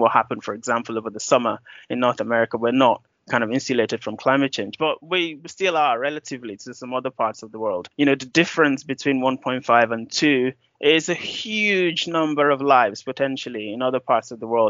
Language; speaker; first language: English; non-native, local second language; Yoruba